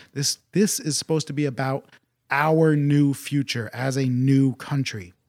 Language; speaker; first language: English; native; English